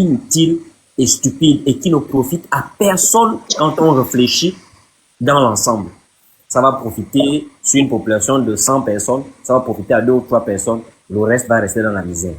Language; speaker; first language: French; non-native, local second language; Fang